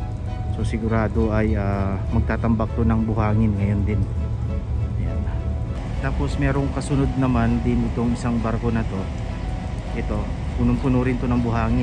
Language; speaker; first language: Filipino; native; Filipino